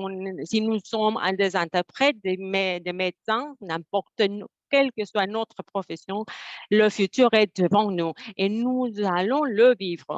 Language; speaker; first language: French; non-native, fluent; Spanish